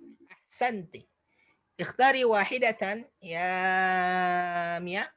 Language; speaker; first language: Arabic; non-native, fluent; Indonesian